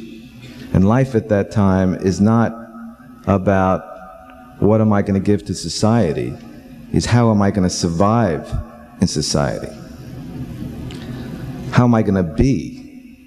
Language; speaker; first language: English; native; English